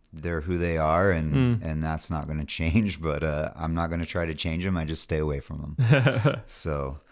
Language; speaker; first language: English; native; English